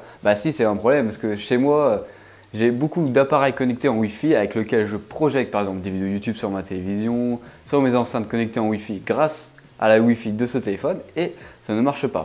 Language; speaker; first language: French; native; French